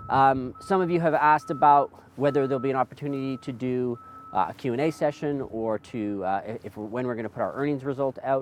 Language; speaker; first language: English; native; English